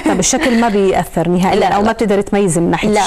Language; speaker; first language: Arabic; native; Arabic